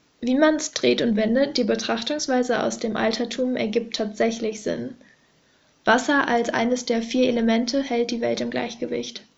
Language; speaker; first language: German; native; German